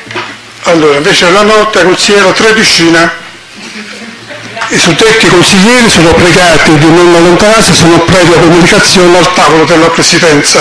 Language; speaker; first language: Italian; native; Italian